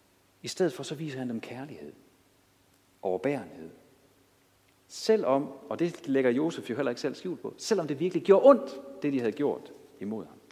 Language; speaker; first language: Danish; native; Danish